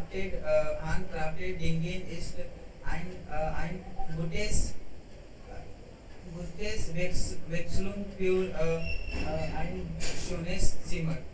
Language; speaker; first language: German; non-native, learner; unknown